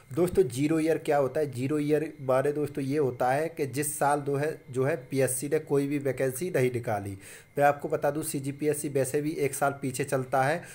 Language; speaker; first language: Hindi; native; Hindi